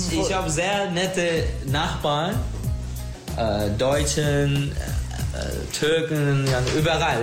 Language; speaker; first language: German; non-native, learner; Turkish